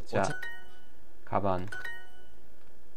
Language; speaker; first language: Japanese; non-native, learner; English